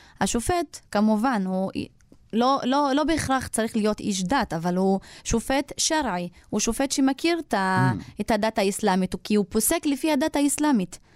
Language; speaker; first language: Hebrew; non-native, local second language; Arabic